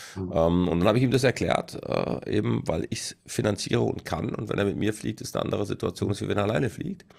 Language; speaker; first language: German; native; German